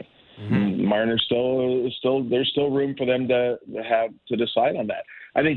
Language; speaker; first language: English; native; English